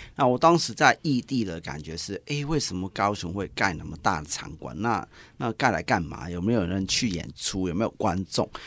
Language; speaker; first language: Chinese; non-native, local second language; Cantonese